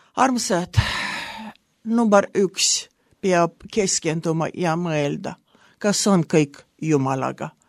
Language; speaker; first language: Estonian; non-native, local second language; Russian